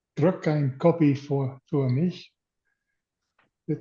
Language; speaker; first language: German; non-native, learner; English